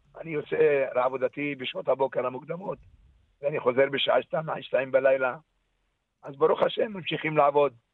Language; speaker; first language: Hebrew; non-native, local second language; Arabic